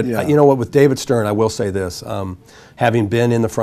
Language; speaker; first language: English; native; English